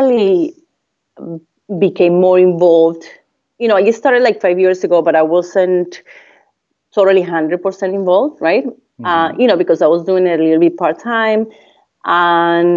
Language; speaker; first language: English; non-native, fluent; Spanish